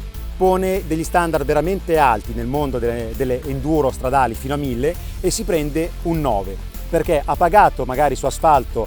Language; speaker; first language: Italian; native; Italian